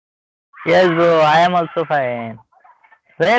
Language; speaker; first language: English; non-native, learner; Marathi